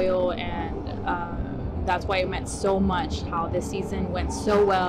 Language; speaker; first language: English; native; English